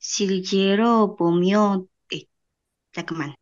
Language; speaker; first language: Korean; non-native, learner; Indonesian